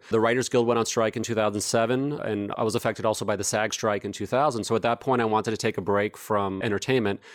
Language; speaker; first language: English; native; English